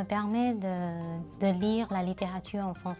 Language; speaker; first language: French; non-native, learner; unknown